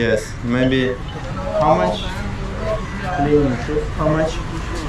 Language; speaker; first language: English; non-native, learner; Russian